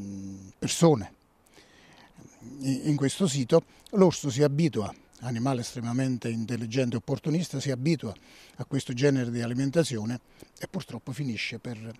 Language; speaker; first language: Italian; native; Italian